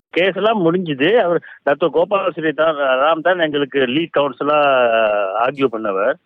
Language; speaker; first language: Tamil; native; Tamil